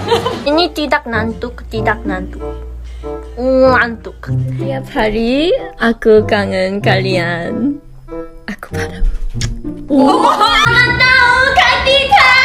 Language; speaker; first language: Indonesian; non-native, learner; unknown